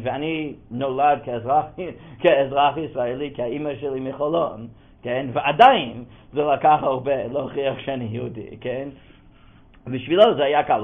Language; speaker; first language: Hebrew; non-native, fluent; English